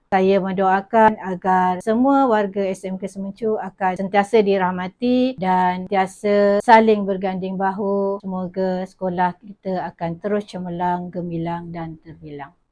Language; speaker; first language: Malay; native; Malay